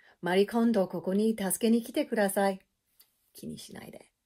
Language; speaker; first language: Japanese; non-native, fluent; English